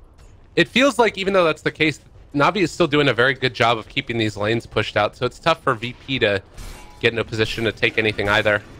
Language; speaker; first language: English; native; English